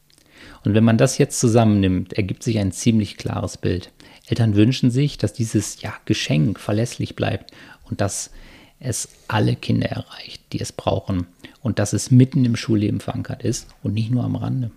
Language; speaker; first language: German; native; German